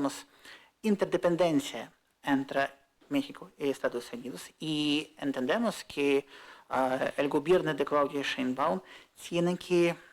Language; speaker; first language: Spanish; non-native, fluent; Russian